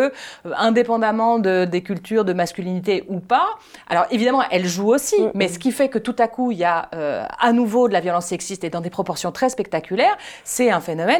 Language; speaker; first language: French; native; French